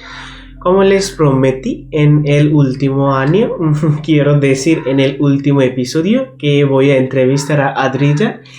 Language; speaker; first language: Spanish; non-native, learner; Bangla